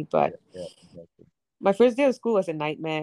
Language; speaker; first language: English; native; English